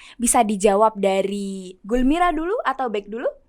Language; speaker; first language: Indonesian; native; Indonesian